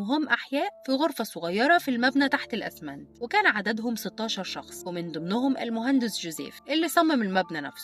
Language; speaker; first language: Arabic; native; Arabic